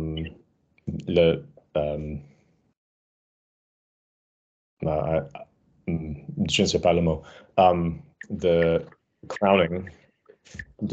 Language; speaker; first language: French; non-native, learner; English